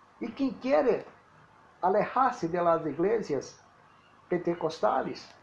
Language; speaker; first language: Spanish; non-native, learner; Portuguese